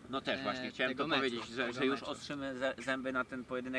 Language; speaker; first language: Polish; native; Polish